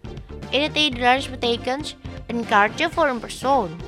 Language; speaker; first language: Dutch; non-native, learner; Indonesian